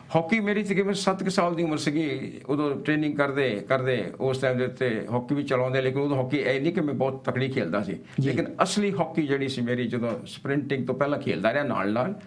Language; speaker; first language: Punjabi; early bilingual, heritage; Punjabi